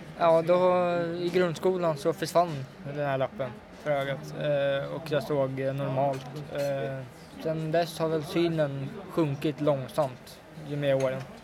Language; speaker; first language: Swedish; early bilingual, other home language; Russian